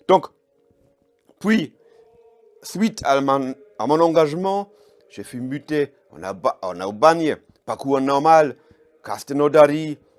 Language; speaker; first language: French; non-native, fluent; German